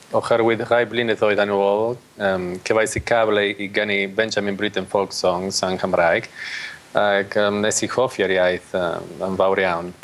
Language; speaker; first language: Welsh; non-native, learner; Spanish